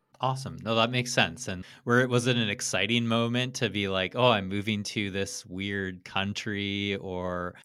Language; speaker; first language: English; native; English